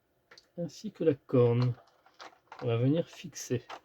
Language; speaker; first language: French; native; French